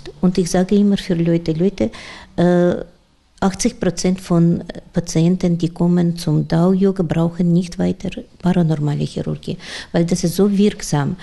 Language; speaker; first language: German; non-native, learner; Russian